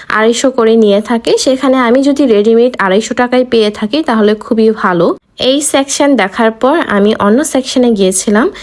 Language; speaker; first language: Bangla; native; Bangla